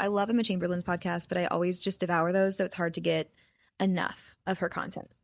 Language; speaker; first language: English; native; English